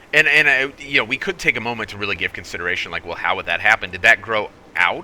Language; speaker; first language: English; native; English